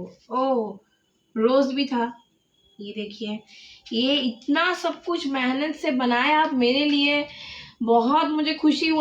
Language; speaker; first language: Hindi; non-native, local second language; Bangla